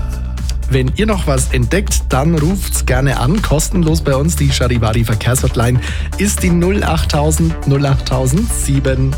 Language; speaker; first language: German; native; German